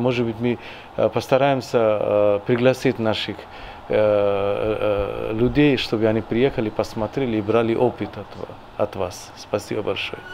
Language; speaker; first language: Russian; non-native, fluent; Bangla